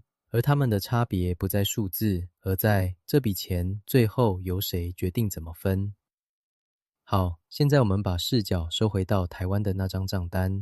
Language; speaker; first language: Chinese; native; Chinese